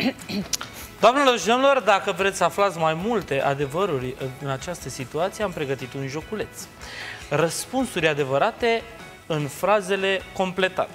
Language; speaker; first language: Romanian; native; Romanian